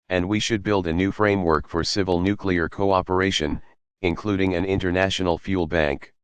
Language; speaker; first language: English; native; English